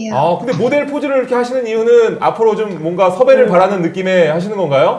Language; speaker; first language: Korean; native; Korean